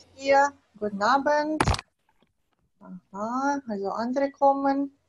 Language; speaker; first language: German; non-native, fluent; Russian